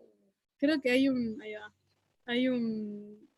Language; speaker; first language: Spanish; native; Spanish